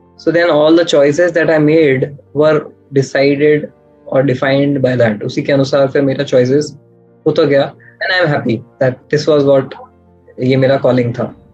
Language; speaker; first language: Hindi; native; Hindi